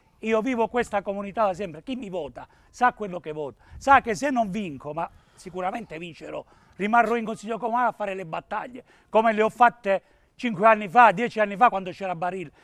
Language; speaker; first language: Italian; native; Italian